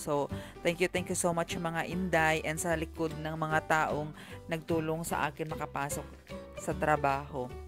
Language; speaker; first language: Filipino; non-native, local second language; Cebuano